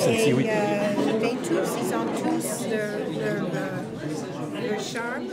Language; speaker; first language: French; non-native, fluent; English